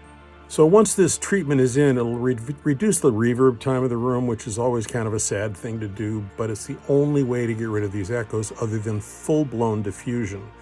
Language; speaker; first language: English; native; English